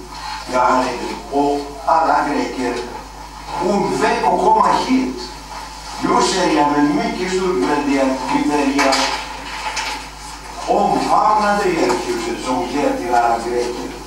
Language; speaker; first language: Swedish; non-native, fluent; Greek